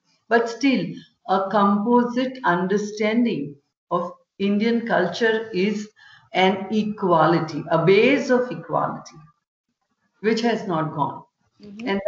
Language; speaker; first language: English; non-native, local second language; Gujarati